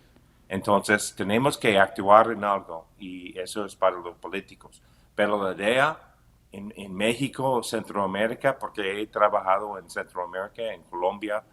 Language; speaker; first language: Spanish; non-native, fluent; English